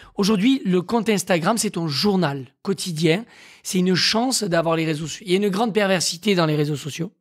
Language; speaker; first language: French; native; French